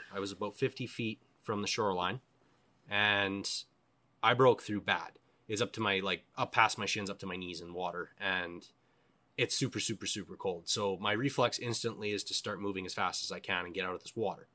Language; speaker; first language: English; native; English